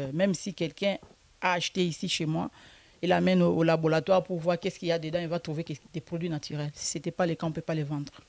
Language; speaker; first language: French; non-native, local second language; Lingala